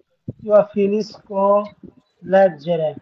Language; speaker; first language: Italian; non-native, learner; Bangla